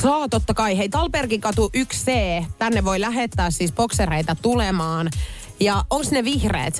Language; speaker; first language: Finnish; native; Finnish